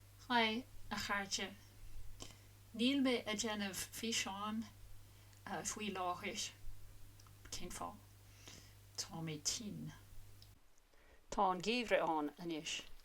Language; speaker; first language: Irish; non-native, learner; English